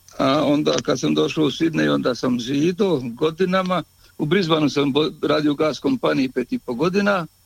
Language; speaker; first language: Serbian; native; Serbian